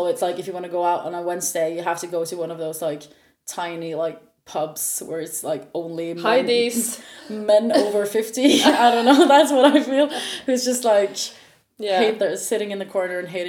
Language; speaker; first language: English; non-native, fluent; Norwegian